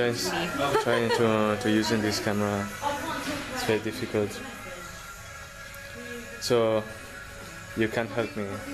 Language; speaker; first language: English; non-native, learner; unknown